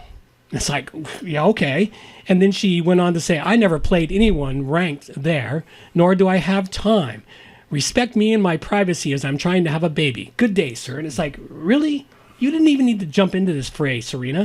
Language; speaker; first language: English; native; English